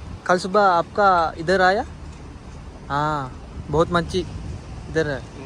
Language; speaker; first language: Hindi; non-native, local second language; Sinhala